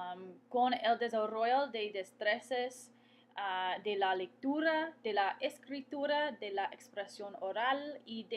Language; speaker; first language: Spanish; non-native, fluent; English